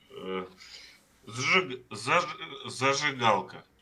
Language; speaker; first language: Russian; native; Russian